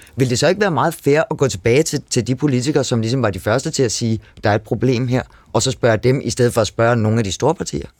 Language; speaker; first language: Danish; native; Danish